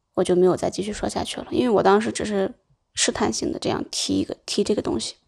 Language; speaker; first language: Chinese; native; Chinese